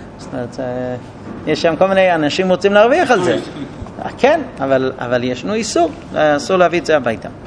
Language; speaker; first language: Hebrew; non-native, fluent; English